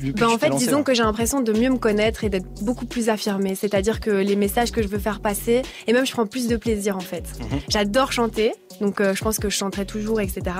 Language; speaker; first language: French; native; French